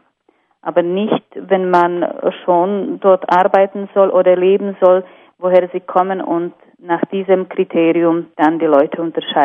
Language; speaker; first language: German; non-native, fluent; Slovak